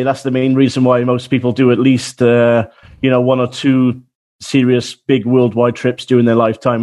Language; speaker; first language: English; native; English